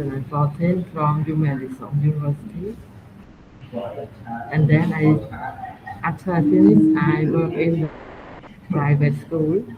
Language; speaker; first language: English; non-native, learner; Khmer